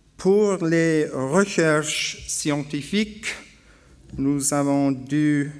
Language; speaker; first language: French; non-native, learner; English